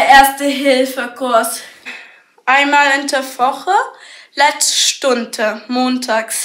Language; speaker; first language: German; non-native, learner; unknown